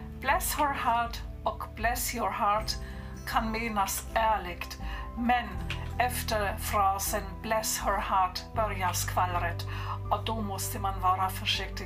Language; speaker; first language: Swedish; non-native, fluent; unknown